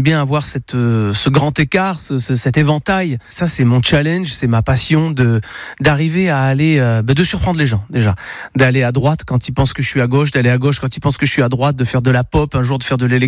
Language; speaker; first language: French; native; French